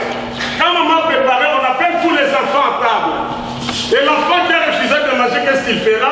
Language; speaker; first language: French; non-native, local second language; Lingala